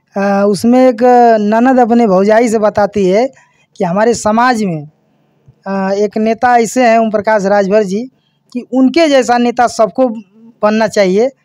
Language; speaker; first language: Hindi; native; Hindi